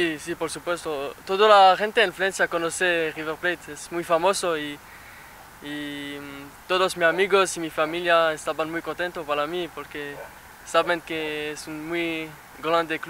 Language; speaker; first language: Spanish; non-native, learner; French